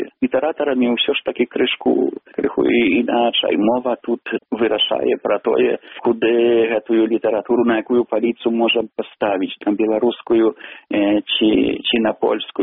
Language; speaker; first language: Belarusian; non-native, local second language; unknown